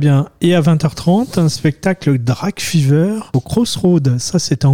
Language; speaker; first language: French; native; French